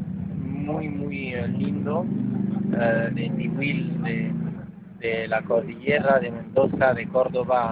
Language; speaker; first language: Spanish; non-native, fluent; French